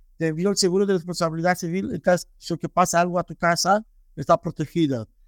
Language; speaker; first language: Spanish; non-native, fluent; Romanian